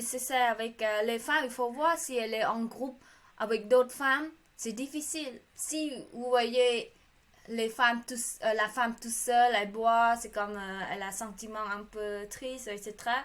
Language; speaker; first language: French; non-native, learner; Khmer